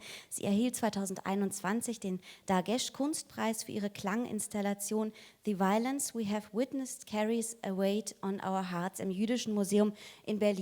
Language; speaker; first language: German; native; German